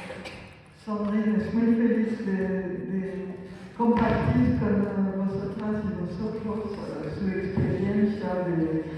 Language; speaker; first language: Spanish; non-native, fluent; French